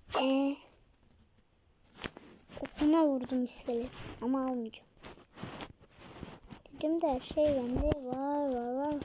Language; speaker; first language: Turkish; native; Turkish